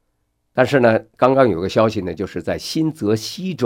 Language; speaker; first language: Chinese; native; Chinese